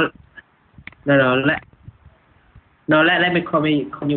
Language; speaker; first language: English; non-native, learner; Vietnamese